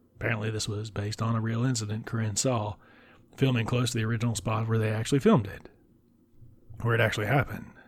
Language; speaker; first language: English; native; English